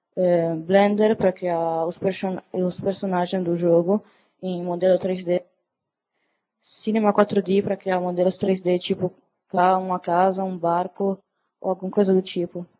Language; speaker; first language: Portuguese; early bilingual, other home language; Italian